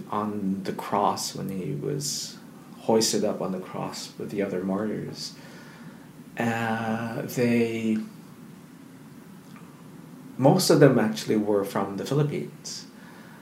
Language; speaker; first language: English; non-native, local second language; Filipino